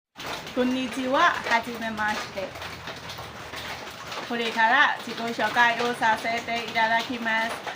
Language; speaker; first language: Japanese; non-native, learner; Burmese